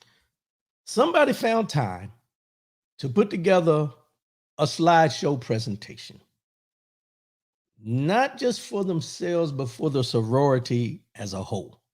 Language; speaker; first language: English; native; English